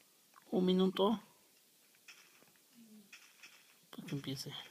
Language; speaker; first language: Spanish; native; Spanish